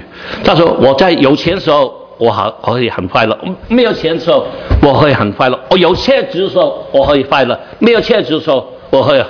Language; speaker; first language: Chinese; non-native, learner; Cantonese